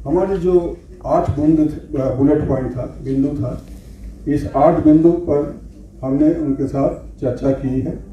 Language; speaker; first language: Hindi; non-native, local second language; Bangla